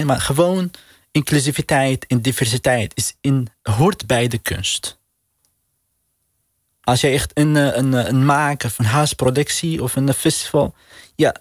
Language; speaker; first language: Dutch; non-native, learner; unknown